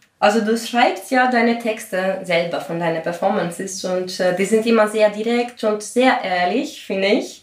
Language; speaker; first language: German; non-native, fluent; Greek